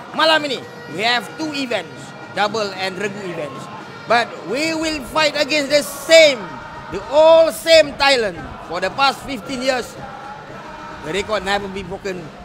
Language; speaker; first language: English; non-native, local second language; Malay